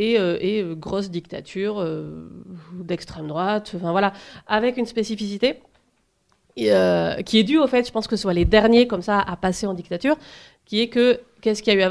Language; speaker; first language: French; native; French